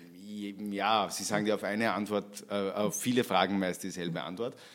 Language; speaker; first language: German; native; German